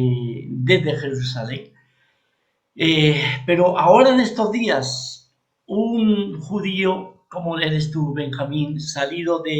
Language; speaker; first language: Spanish; native; Spanish